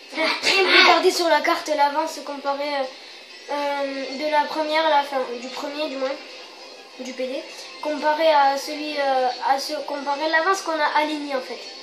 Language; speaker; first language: French; native; French